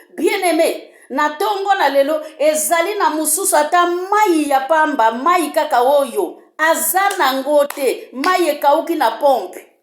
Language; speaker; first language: Lingala; non-native, local second language; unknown